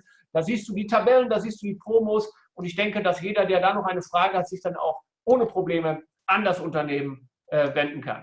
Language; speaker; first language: German; native; German